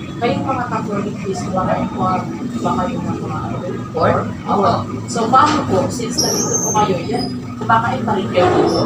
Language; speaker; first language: Filipino; non-native, local second language; Maranao